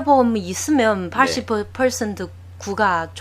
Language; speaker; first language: Korean; non-native, learner; Chinese